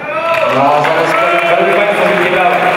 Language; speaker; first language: Polish; native; Polish